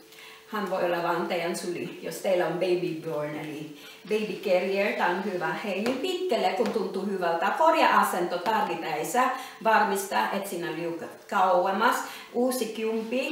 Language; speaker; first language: Finnish; non-native, learner; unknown